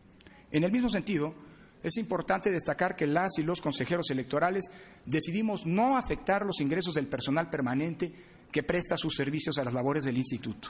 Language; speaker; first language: Spanish; native; Spanish